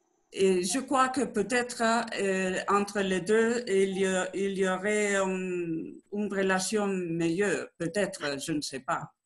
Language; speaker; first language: French; non-native, learner; Spanish